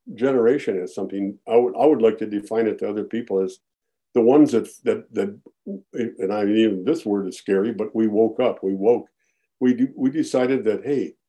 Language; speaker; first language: English; native; English